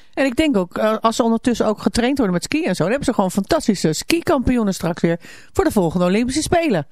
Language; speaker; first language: Dutch; native; Dutch